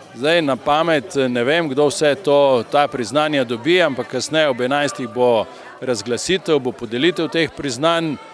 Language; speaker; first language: Slovenian; native; Slovenian